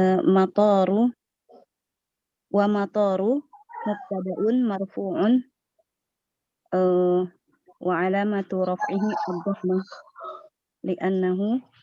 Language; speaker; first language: Arabic; non-native, learner; Indonesian